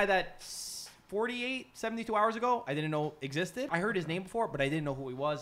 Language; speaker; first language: English; native; English